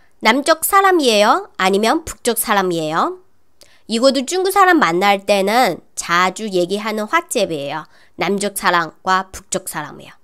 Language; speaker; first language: Korean; non-native, learner; Chinese